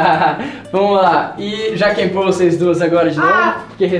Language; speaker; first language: Portuguese; native; Portuguese